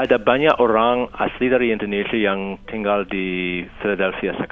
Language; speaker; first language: Indonesian; non-native, fluent; English